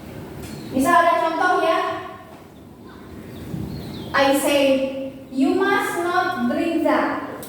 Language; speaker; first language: English; non-native, fluent; Indonesian